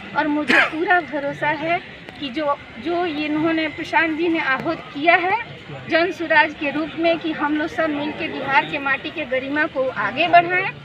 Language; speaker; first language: Hindi; native; Hindi